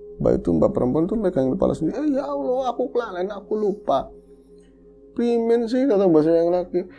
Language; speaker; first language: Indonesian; non-native, local second language; Javanese